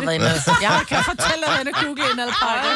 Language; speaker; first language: Danish; native; Danish